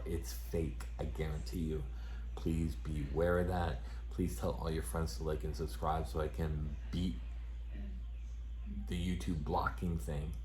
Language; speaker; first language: English; native; English